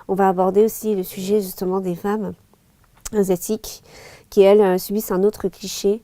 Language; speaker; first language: French; early bilingual, other home language; Chinese